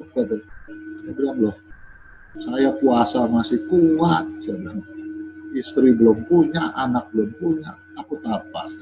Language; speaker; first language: Indonesian; native; Indonesian